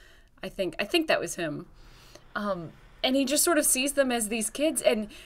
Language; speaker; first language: English; native; English